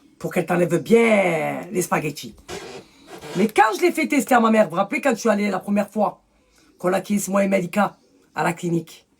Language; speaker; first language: French; early bilingual, other home language; Arabic